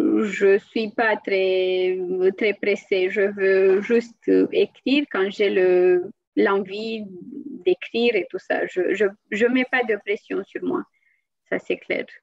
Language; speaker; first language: French; non-native, fluent; Romanian